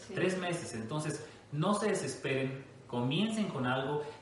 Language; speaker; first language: Spanish; native; Spanish